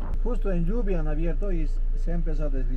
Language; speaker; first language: Spanish; native; Spanish